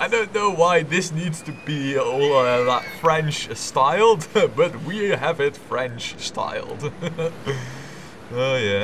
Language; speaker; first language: English; non-native, fluent; Dutch